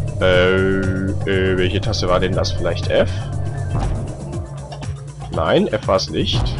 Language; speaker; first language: German; native; German